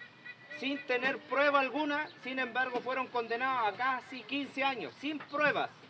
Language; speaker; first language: Spanish; native; Spanish